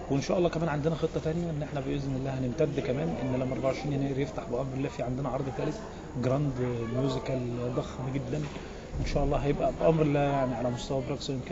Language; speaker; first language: Arabic; native; Arabic